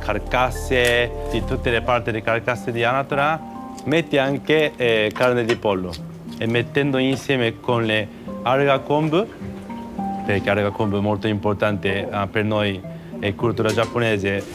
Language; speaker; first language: Italian; non-native, learner; Japanese